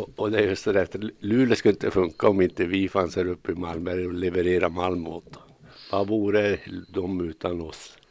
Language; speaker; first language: Swedish; native; Swedish